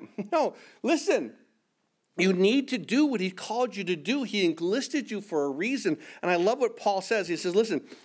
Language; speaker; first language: English; native; English